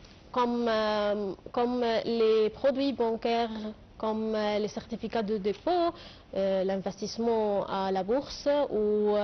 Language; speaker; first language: French; non-native, fluent; Arabic